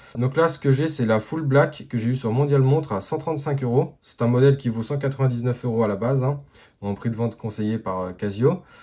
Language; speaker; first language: French; native; French